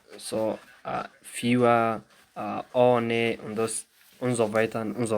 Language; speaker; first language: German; non-native, fluent; Somali